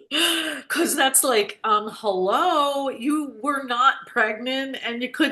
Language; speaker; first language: English; native; English